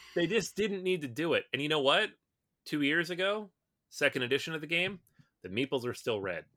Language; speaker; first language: English; native; English